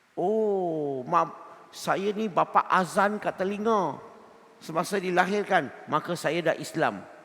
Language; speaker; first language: Malay; non-native, local second language; Chinese